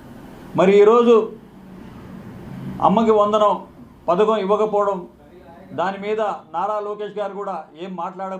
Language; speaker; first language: Telugu; native; Telugu